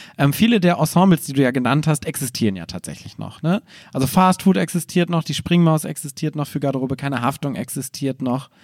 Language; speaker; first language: German; native; German